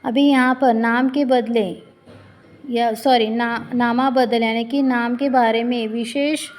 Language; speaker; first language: Hindi; non-native, local second language; Marathi